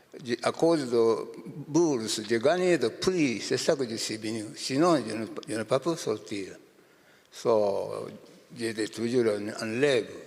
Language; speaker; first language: French; non-native, learner; Japanese